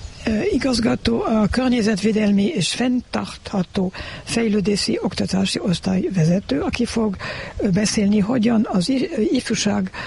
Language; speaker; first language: Hungarian; non-native, learner; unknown